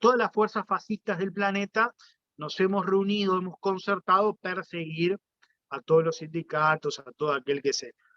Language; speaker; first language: Spanish; native; Spanish